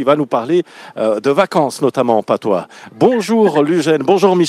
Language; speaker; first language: French; native; French